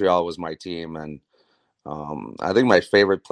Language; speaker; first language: English; non-native, fluent; French